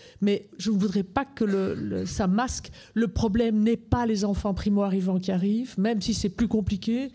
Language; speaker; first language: French; native; French